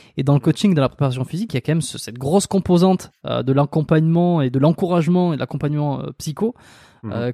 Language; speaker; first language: French; native; French